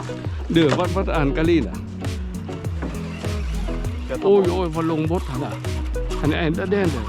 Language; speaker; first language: Swedish; non-native, fluent; Vietnamese